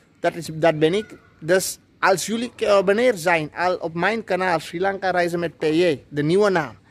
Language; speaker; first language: Dutch; non-native, learner; Sinhala